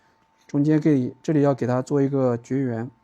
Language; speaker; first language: Chinese; native; Chinese